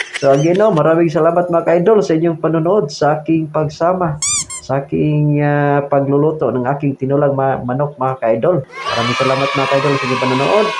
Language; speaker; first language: Filipino; non-native, local second language; Cebuano